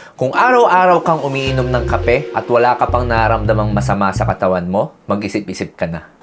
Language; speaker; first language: Filipino; native; Filipino